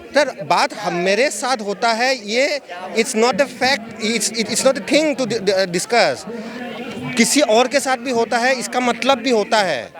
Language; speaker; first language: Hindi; non-native, local second language; Assamese